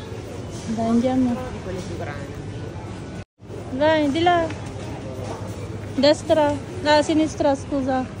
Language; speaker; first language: Italian; non-native, fluent; Filipino